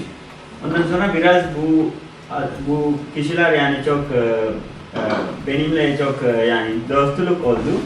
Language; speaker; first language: Turkish; non-native, learner; Sinhala